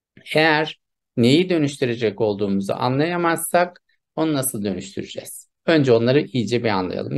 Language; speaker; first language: Turkish; native; Turkish